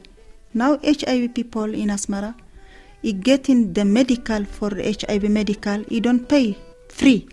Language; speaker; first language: English; non-native, learner; Tigrinya